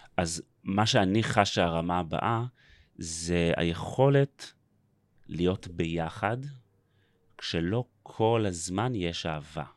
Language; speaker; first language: Hebrew; native; Hebrew